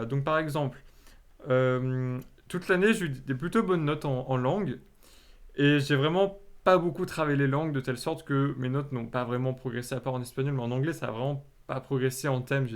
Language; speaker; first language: French; native; French